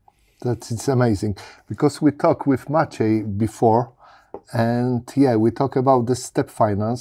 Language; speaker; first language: English; non-native, learner; Polish